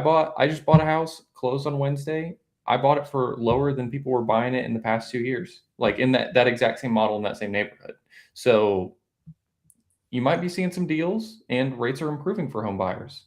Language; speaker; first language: English; native; English